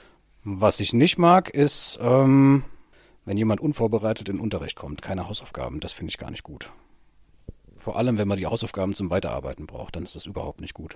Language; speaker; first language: German; native; German